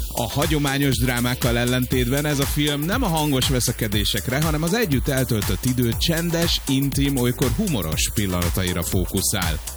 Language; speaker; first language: Hungarian; native; Hungarian